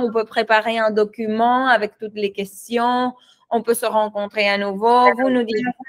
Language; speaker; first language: French; non-native, fluent; Spanish